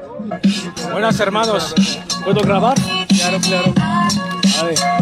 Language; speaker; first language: Spanish; non-native, learner; French